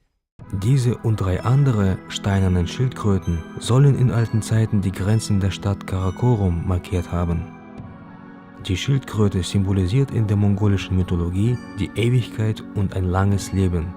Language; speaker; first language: German; native; German